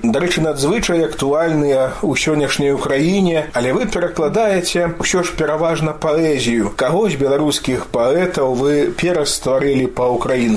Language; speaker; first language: Belarusian; native; Belarusian